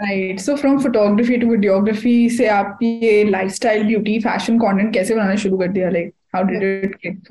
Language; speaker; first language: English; non-native, local second language; Hindi